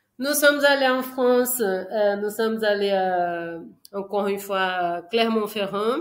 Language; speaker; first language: French; non-native, fluent; Portuguese